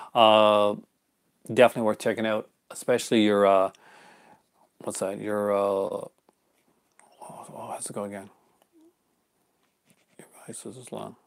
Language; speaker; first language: English; native; English